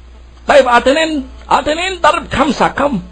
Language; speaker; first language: Arabic; non-native, learner; Urdu